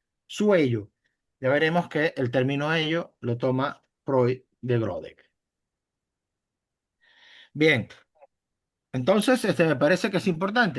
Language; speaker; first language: Spanish; native; Spanish